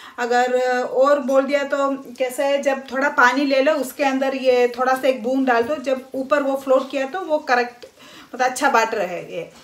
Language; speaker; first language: Hindi; non-native, local second language; Malayalam